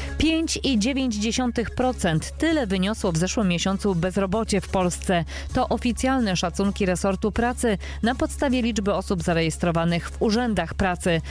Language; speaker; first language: Polish; native; Polish